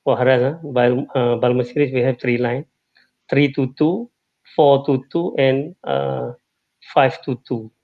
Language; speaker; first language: English; non-native, local second language; Malay